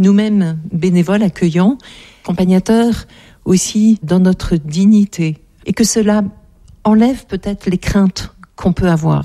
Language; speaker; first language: French; native; French